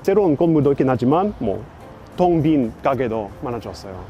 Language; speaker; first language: Korean; non-native, fluent; English